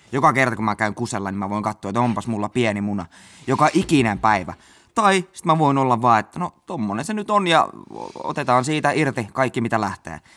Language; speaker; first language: Finnish; native; Finnish